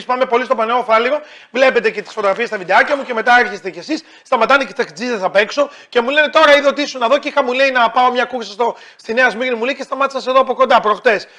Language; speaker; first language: Greek; native; Greek